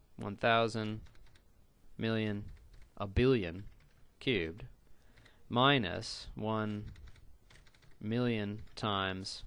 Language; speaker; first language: English; native; English